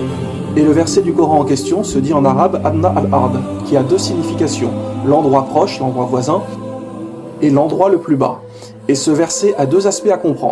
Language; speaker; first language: French; native; French